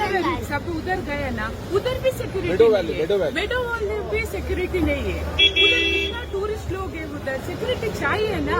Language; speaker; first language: Hindi; non-native, local second language; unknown